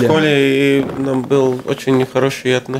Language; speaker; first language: Russian; non-native, local second language; Latvian